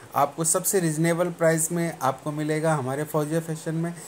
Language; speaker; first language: Hindi; native; Hindi